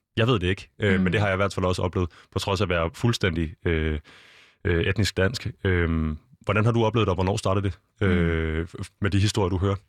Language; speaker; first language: Danish; native; Danish